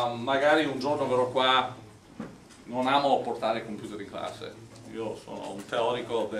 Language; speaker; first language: Italian; non-native, fluent; English